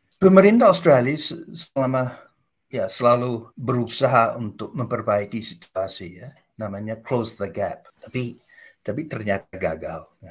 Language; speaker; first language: Indonesian; non-native, fluent; English